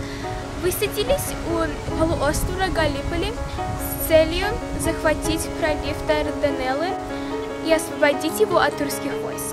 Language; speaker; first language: Russian; early bilingual, heritage; Russian